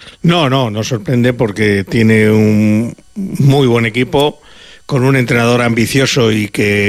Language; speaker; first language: Spanish; native; Spanish